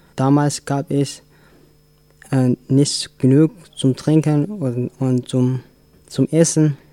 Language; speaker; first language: German; non-native, learner; Tigrinya